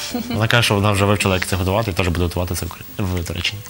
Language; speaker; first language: Ukrainian; native; Ukrainian